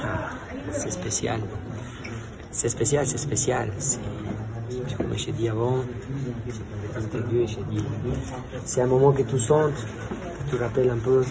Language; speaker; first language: French; non-native, fluent; Spanish